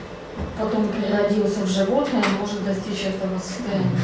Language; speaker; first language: Russian; native; Russian